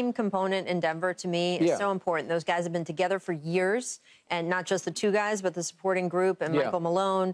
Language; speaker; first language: English; native; English